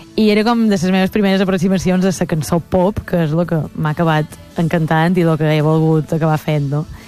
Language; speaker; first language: Catalan; native; Catalan